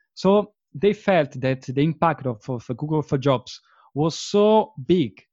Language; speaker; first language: English; non-native, fluent; Italian